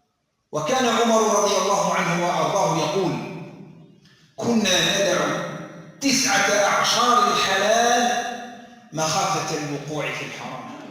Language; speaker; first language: Arabic; native; Arabic